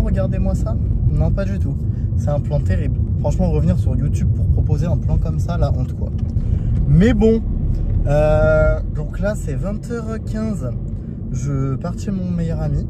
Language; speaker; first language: French; native; French